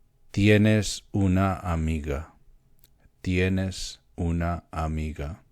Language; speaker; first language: Spanish; early bilingual, heritage; Spanish